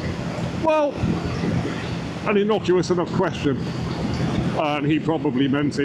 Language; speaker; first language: English; native; English